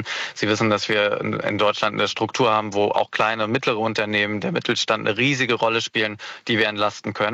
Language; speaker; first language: German; native; German